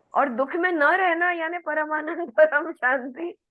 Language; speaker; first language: Hindi; non-native, local second language; Marathi